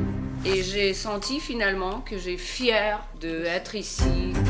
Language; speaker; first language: French; non-native, fluent; Russian